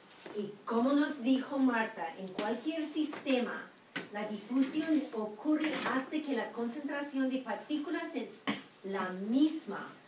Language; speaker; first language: Spanish; non-native, fluent; English